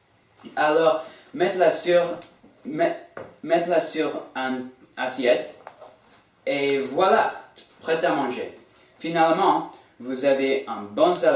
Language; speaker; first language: French; non-native, learner; English